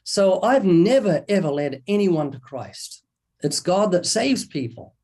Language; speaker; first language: English; native; English